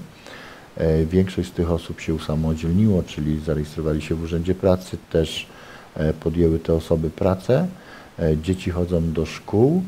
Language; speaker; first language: Polish; native; Polish